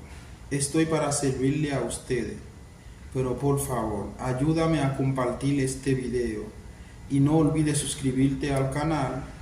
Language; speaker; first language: Spanish; non-native, fluent; Haitian Creole